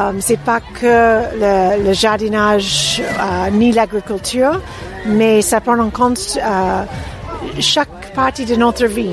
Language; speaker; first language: French; non-native, fluent; English